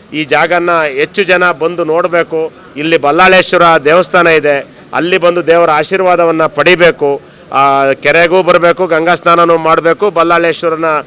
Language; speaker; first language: Kannada; native; Kannada